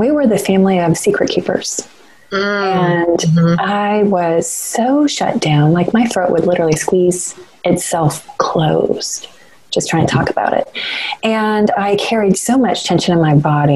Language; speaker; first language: English; native; English